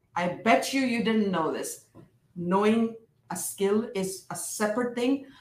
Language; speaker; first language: English; non-native, local second language; Hindi